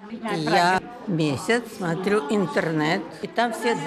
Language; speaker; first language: Czech; non-native, learner; Russian